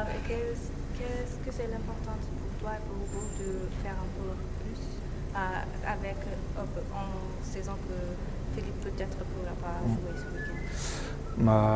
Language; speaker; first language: French; non-native, learner; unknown